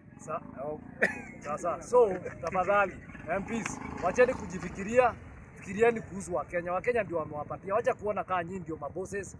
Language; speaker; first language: Swahili; non-native, local second language; Kikuyu